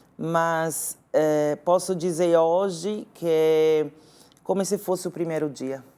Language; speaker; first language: Portuguese; non-native, fluent; Italian